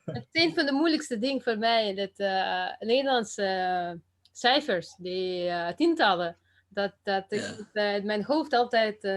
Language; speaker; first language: Dutch; non-native, fluent; Russian